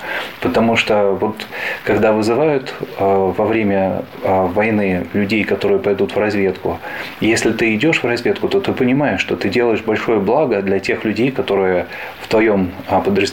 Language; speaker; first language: Russian; native; Russian